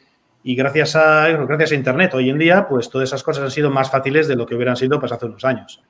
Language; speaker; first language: Spanish; native; Spanish